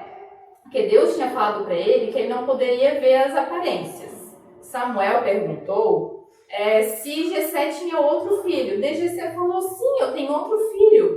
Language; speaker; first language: Portuguese; native; Portuguese